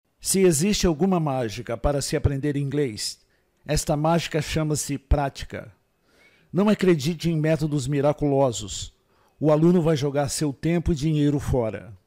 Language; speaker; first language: Portuguese; native; Portuguese